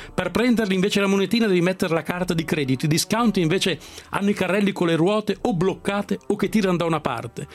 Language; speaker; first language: Italian; native; Italian